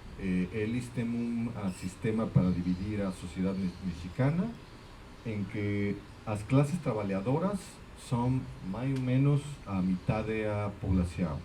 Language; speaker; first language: Portuguese; non-native, fluent; Spanish